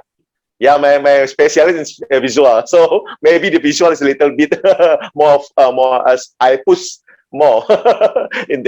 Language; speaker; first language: English; non-native, learner; Indonesian